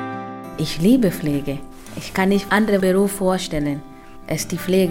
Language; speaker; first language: German; non-native, learner; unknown